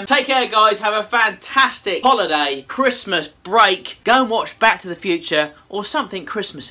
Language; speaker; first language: English; native; English